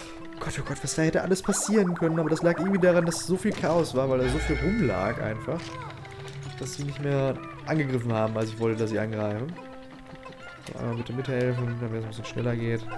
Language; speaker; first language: German; native; German